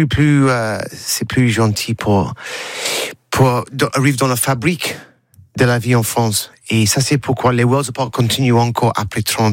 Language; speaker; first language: French; non-native, learner; English